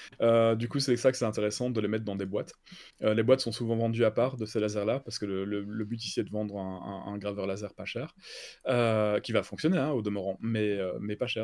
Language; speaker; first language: French; native; French